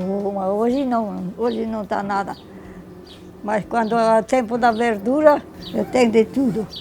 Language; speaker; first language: Portuguese; non-native, local second language; German